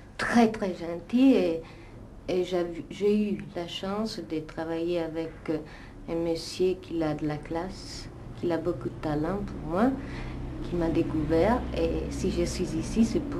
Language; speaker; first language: French; non-native, fluent; Italian